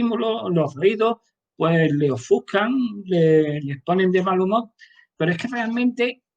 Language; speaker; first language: Spanish; native; Spanish